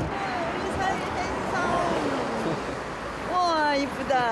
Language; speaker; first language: Korean; non-native, learner; French